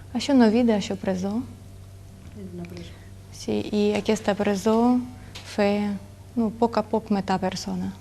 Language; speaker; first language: Catalan; non-native, learner; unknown